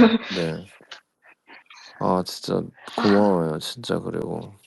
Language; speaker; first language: Korean; early bilingual, heritage; Korean